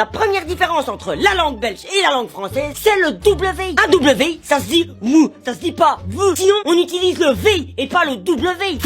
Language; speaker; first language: French; native; French